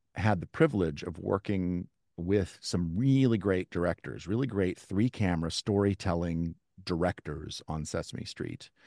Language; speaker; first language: English; native; English